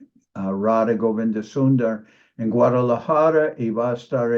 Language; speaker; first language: Spanish; non-native, fluent; English